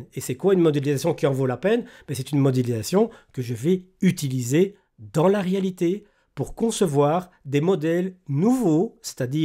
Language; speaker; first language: French; native; French